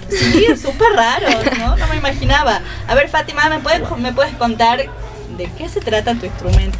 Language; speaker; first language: Spanish; native; Spanish